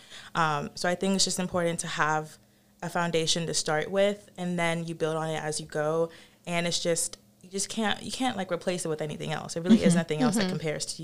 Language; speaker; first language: English; non-native, local second language; Yoruba